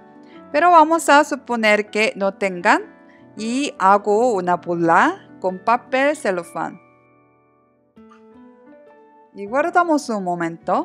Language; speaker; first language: Spanish; non-native, learner; Korean